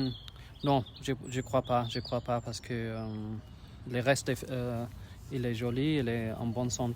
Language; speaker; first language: French; non-native, learner; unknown